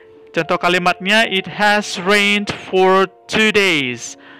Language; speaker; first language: English; non-native, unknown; Indonesian